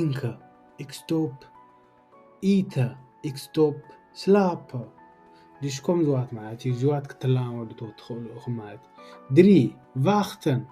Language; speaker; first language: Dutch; non-native, learner; Tigrinya